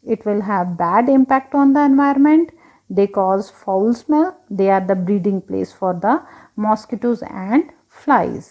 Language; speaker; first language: English; non-native, local second language; Punjabi